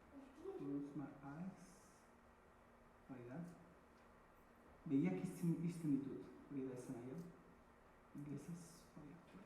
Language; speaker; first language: Basque; early bilingual, other home language; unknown